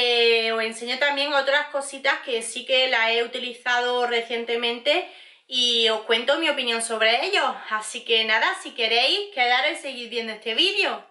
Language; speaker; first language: Spanish; native; Spanish